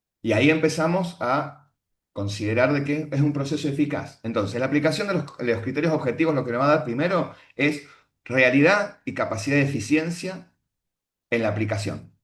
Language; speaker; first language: Spanish; native; Spanish